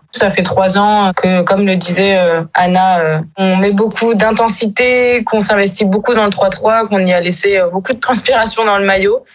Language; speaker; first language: French; native; French